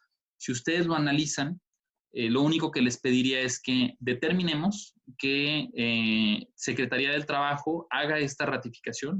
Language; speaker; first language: Spanish; native; Spanish